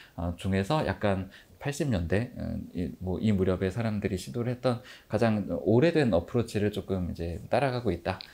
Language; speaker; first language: Korean; native; Korean